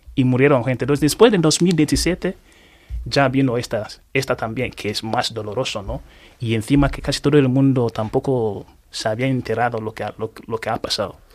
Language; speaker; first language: Spanish; non-native, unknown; Igbo